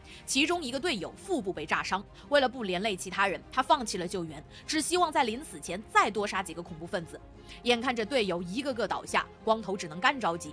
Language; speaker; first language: Chinese; native; Chinese